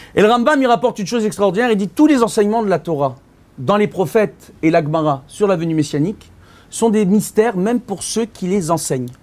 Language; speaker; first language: French; native; French